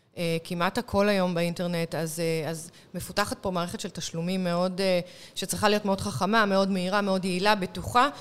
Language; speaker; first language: Hebrew; native; Hebrew